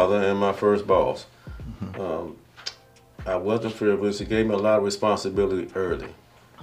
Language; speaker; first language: English; native; English